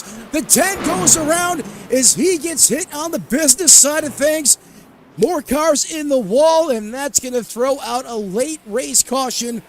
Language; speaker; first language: English; native; English